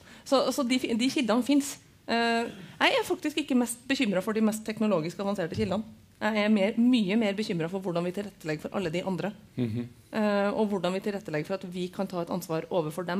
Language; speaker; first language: Norwegian; native; Norwegian